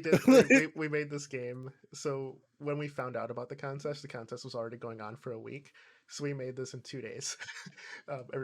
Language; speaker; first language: English; native; English